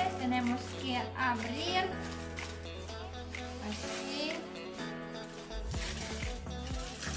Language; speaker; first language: Spanish; non-native, learner; Polish